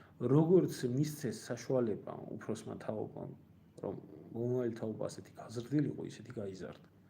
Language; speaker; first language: Georgian; native; Georgian